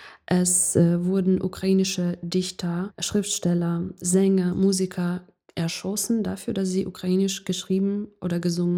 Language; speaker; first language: German; non-native, fluent; Ukrainian